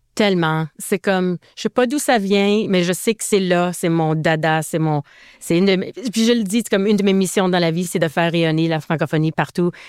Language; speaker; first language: French; native; French